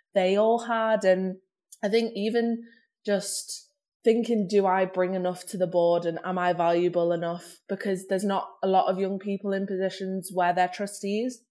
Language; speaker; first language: English; native; English